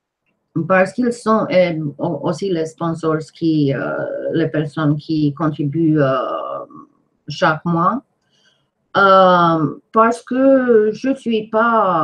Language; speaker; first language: French; non-native, fluent; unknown